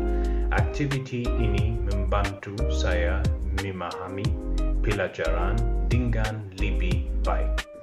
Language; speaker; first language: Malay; non-native, learner; Arabic